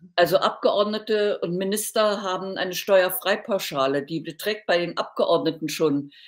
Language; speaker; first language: German; native; German